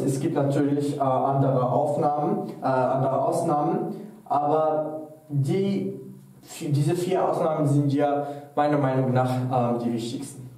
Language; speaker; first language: German; non-native, fluent; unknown